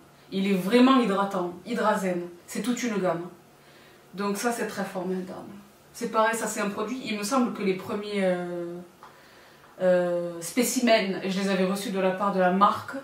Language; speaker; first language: French; native; French